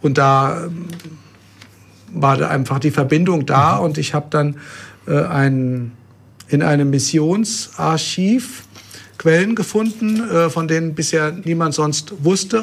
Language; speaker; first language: German; native; German